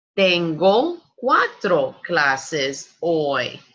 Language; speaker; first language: Spanish; non-native, fluent; English